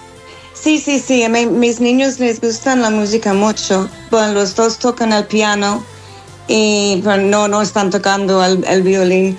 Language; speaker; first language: Spanish; non-native, fluent; English